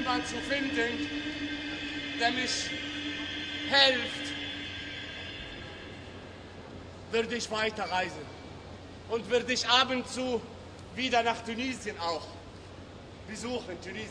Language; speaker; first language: German; non-native, learner; Arabic